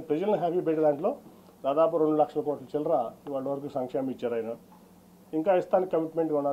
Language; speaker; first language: Telugu; native; Telugu